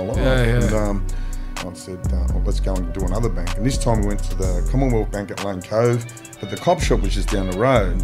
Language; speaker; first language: English; native; English